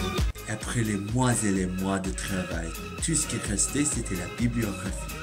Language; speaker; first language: French; non-native, learner; English